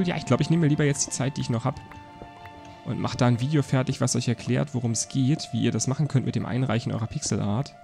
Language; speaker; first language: German; native; German